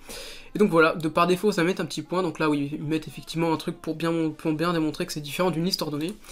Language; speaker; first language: French; native; French